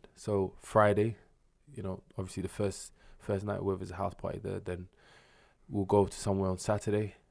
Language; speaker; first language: English; native; English